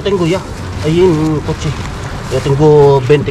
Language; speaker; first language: Spanish; non-native, learner; Filipino